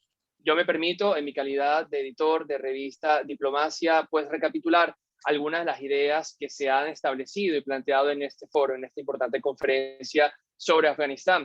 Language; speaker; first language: Spanish; native; Spanish